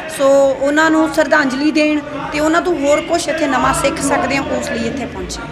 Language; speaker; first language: Punjabi; native; Punjabi